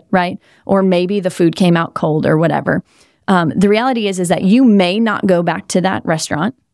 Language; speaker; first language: English; native; English